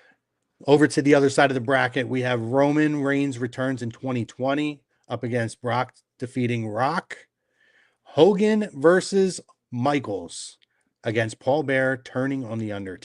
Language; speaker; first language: English; native; English